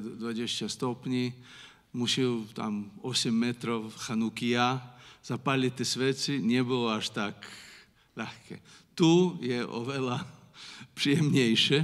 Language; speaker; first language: Polish; non-native, learner; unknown